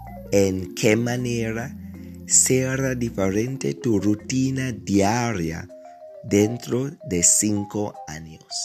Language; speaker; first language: Spanish; non-native, fluent; English